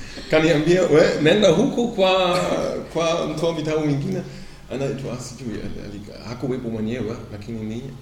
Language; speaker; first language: Swahili; non-native, fluent; German